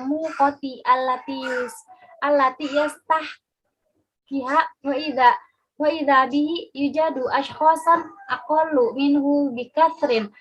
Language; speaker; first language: Arabic; non-native, learner; Indonesian